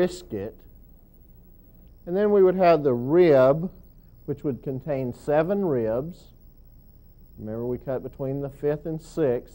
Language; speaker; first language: English; native; English